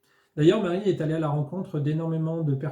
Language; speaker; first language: French; native; French